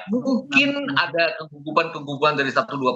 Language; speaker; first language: Indonesian; native; Indonesian